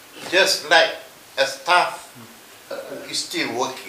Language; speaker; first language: English; non-native, local second language; Malay